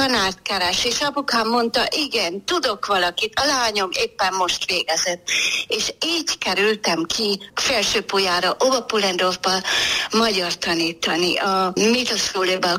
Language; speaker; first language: Hungarian; native; Hungarian